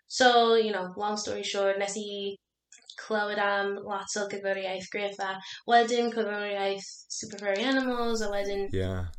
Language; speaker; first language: Welsh; non-native, learner; English